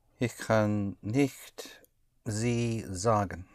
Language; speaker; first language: German; non-native, learner; English